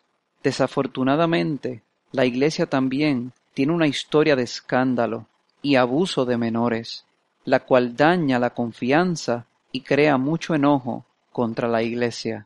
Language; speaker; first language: Spanish; non-native, fluent; English